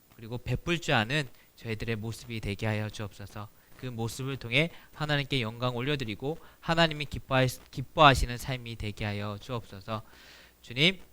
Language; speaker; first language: Korean; native; Korean